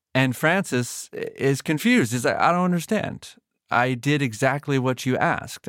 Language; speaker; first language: English; native; English